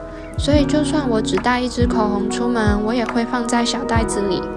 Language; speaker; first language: Chinese; native; Chinese